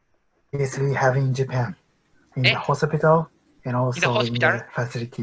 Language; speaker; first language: English; non-native, learner; Japanese